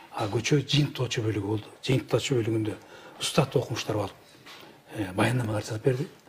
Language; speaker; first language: Kyrgyz; native; Kyrgyz